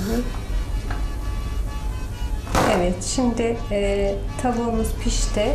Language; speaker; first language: Turkish; native; Turkish